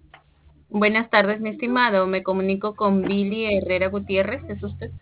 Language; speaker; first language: Spanish; native; Spanish